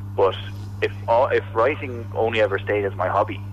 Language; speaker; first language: English; native; English